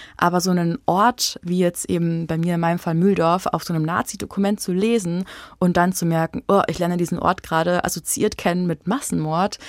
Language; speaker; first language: German; native; German